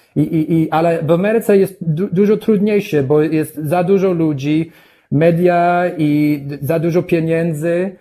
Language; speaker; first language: Polish; non-native, learner; English